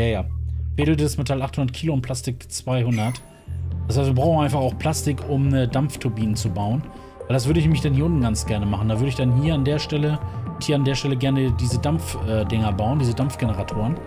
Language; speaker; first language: German; native; German